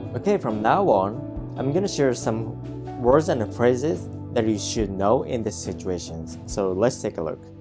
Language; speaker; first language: English; non-native, fluent; Japanese